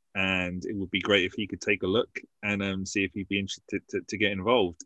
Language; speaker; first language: English; native; English